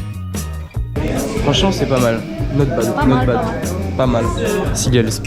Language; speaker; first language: French; native; French